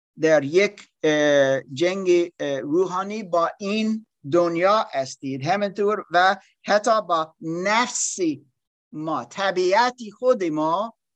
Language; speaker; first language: Persian; non-native, learner; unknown